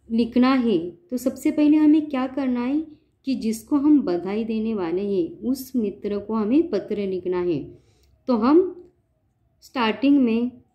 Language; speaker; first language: Hindi; non-native, local second language; Marathi